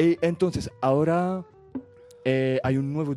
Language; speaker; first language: Spanish; non-native, fluent; French